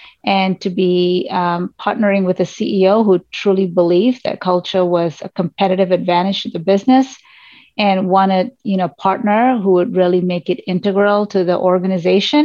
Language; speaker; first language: English; non-native, local second language; Tamil